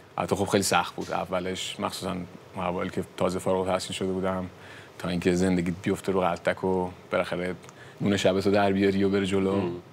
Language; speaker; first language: Persian; native; Persian